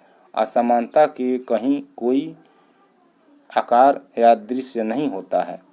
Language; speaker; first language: Hindi; native; Hindi